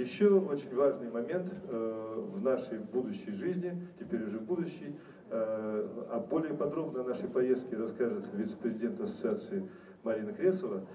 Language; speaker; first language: Russian; native; Russian